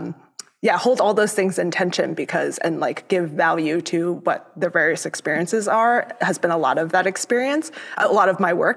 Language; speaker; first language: English; early bilingual, other home language; Cantonese